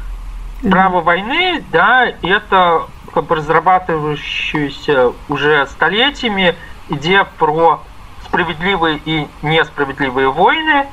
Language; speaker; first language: Russian; native; Russian